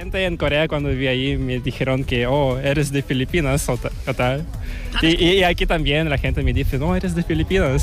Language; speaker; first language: Spanish; non-native, fluent; Korean